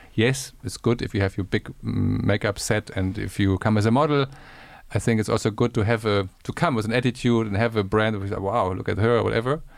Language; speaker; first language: English; non-native, fluent; German